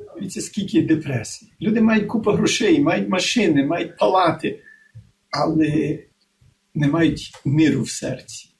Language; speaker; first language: Ukrainian; early bilingual, heritage; Ukrainian